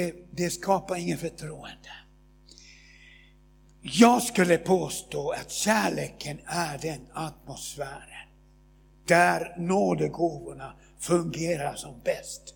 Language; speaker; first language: Swedish; non-native, fluent; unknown